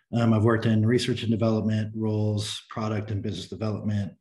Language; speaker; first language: English; native; English